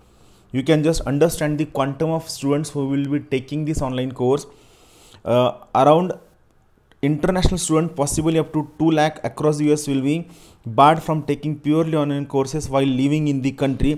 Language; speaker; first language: English; non-native, local second language; Marathi